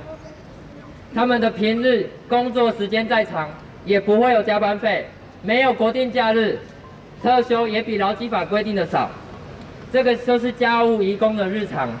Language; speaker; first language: Chinese; native; Chinese